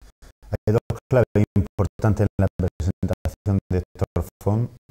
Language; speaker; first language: Spanish; native; Spanish